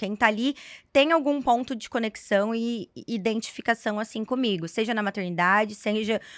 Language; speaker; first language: Portuguese; native; Portuguese